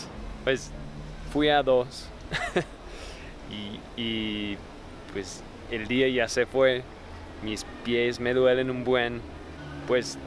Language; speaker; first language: Spanish; non-native, fluent; English